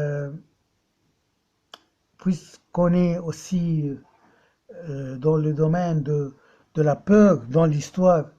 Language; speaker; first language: French; non-native, local second language; Arabic